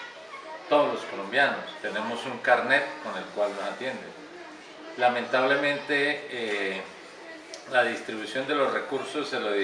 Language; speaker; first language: Spanish; native; Spanish